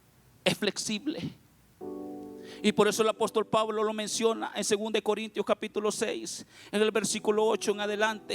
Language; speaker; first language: Spanish; native; Spanish